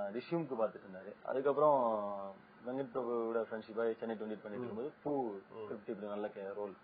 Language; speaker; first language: Tamil; native; Tamil